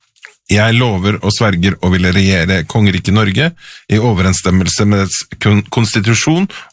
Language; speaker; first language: Norwegian; native; Norwegian